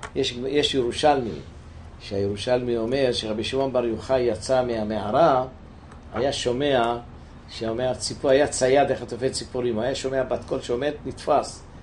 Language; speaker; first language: Hebrew; native; Hebrew